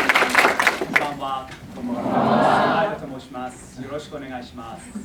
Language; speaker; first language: Japanese; non-native, fluent; English